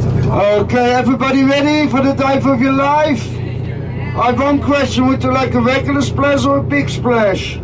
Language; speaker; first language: English; non-native, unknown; Dutch